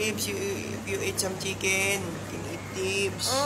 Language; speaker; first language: English; non-native, learner; Thai